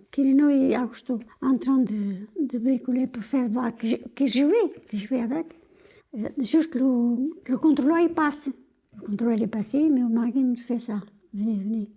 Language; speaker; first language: French; non-native, fluent; Portuguese